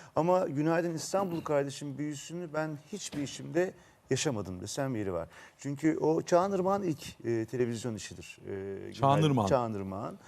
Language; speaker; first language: Turkish; native; Turkish